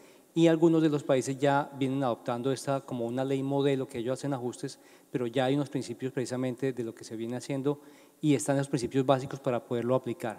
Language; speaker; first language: Spanish; native; Spanish